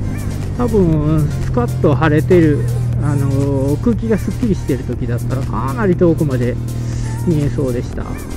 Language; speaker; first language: Japanese; native; Japanese